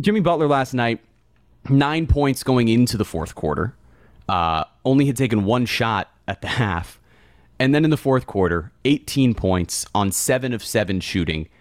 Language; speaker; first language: English; native; English